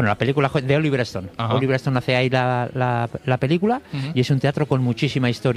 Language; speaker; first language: Spanish; native; Spanish